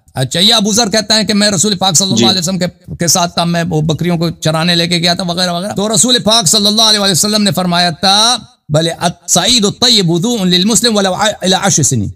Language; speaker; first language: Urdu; non-native, local second language; Punjabi